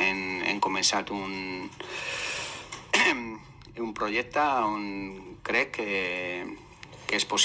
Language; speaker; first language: Catalan; non-native, local second language; Spanish